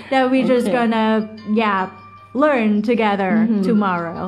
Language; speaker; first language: English; non-native, fluent; Thai